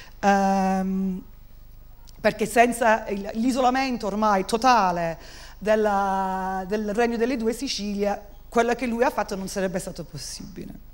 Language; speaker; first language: Italian; non-native, fluent; English